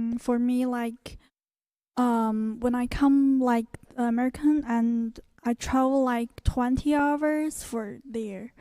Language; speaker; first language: English; non-native, learner; Chinese